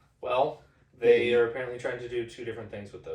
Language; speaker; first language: English; native; English